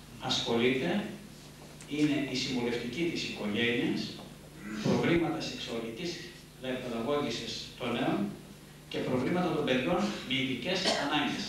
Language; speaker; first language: Greek; native; Greek